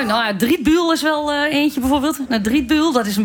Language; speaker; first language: Dutch; native; Dutch